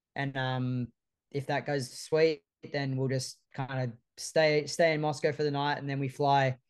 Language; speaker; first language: English; native; English